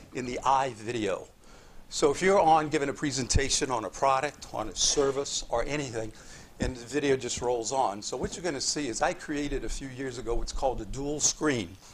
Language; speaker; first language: English; native; English